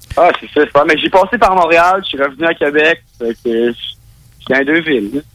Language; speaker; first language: French; native; French